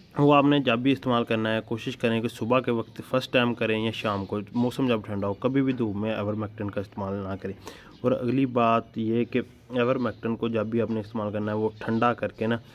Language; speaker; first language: Urdu; non-native, local second language; Punjabi